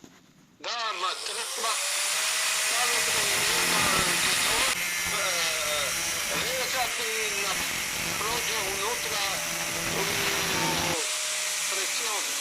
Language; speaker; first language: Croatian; non-native, learner; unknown